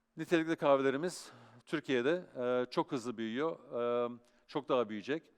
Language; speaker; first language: Turkish; early bilingual, heritage; Turkish